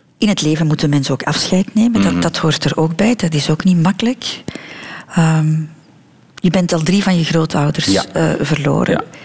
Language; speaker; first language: Dutch; native; Dutch